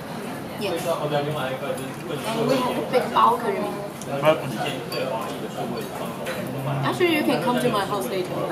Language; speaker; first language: English; non-native, fluent; Cantonese